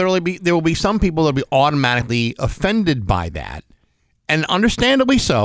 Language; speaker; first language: English; native; English